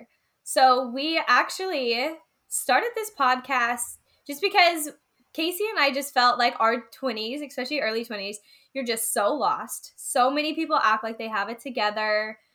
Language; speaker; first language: English; native; English